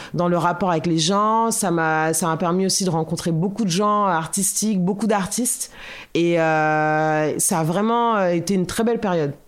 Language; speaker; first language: French; native; French